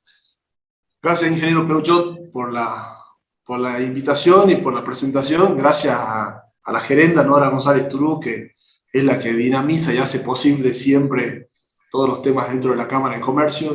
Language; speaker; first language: Spanish; native; Spanish